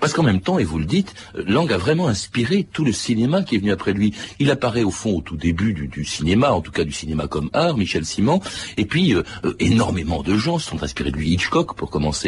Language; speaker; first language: French; native; French